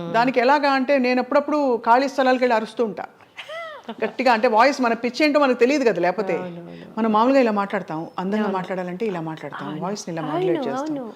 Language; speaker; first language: Telugu; native; Telugu